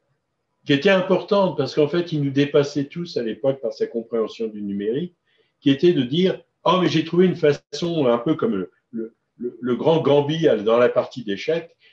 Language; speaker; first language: French; native; French